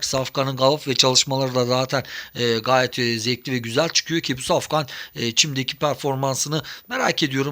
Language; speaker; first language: Turkish; native; Turkish